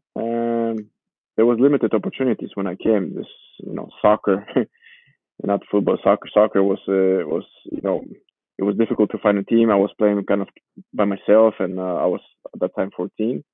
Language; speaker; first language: English; non-native, fluent; Georgian